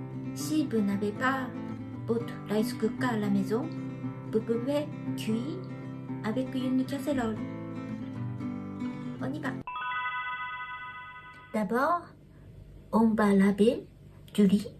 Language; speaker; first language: French; non-native, learner; Japanese